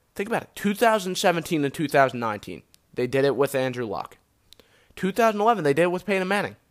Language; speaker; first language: English; native; English